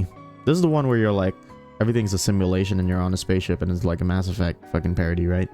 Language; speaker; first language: English; native; English